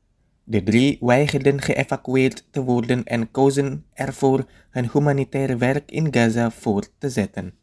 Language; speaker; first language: Dutch; non-native, fluent; Indonesian